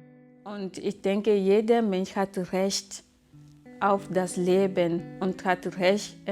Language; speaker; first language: German; non-native, fluent; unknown